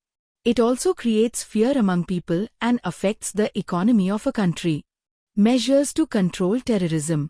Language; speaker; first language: English; non-native, fluent; Hindi